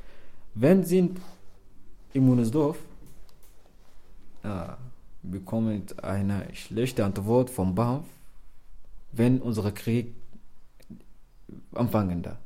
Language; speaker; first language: German; non-native, learner; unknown